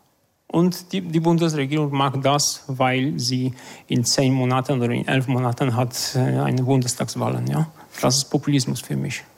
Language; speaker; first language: German; non-native, fluent; Polish